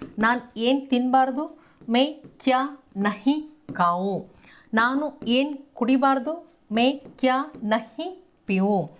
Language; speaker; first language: Kannada; native; Kannada